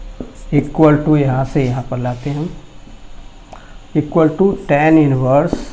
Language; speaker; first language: Hindi; native; Hindi